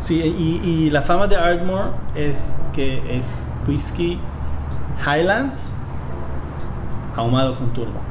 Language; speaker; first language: Spanish; non-native, fluent; English